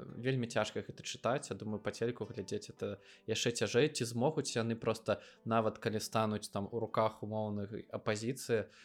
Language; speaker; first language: Belarusian; non-native, local second language; Russian